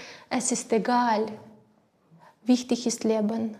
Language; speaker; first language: German; non-native, learner; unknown